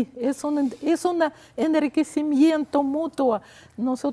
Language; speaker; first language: Spanish; non-native, fluent; Russian